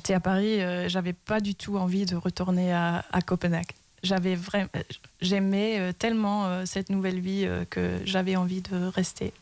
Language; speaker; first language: French; early bilingual, heritage; Danish